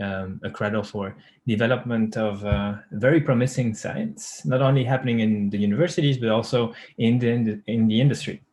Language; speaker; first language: English; non-native, fluent; French